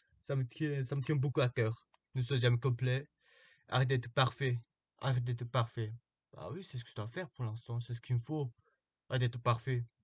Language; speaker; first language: French; non-native, learner; Korean